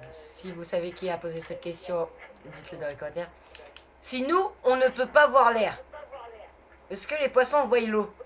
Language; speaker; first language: French; native; French